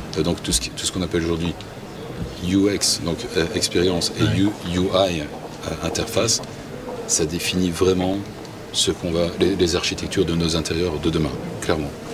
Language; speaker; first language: French; native; French